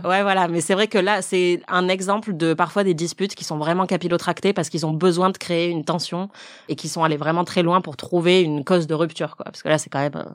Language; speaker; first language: French; native; French